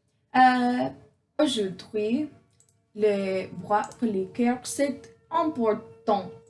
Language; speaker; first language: French; non-native, learner; English